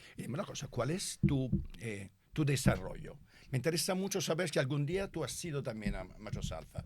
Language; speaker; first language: Spanish; non-native, fluent; Italian